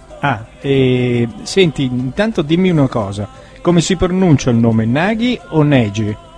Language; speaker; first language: Italian; native; Italian